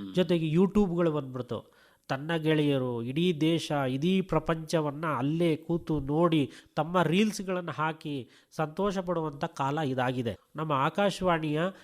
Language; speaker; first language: Kannada; native; Kannada